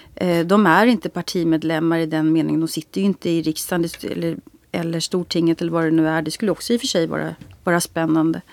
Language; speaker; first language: Swedish; native; Swedish